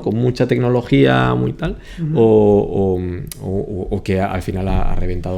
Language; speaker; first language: Spanish; native; Spanish